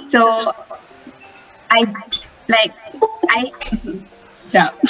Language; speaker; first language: English; non-native, local second language; Malay